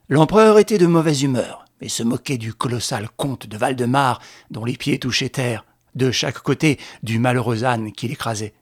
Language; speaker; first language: French; native; French